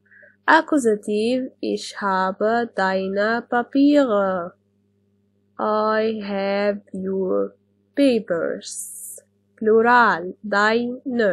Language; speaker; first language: German; non-native, fluent; Arabic